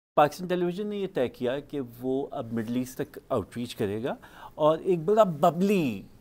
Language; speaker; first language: Urdu; native; Urdu